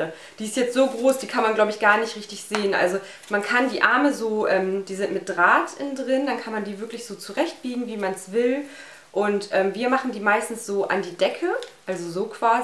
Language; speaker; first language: German; native; German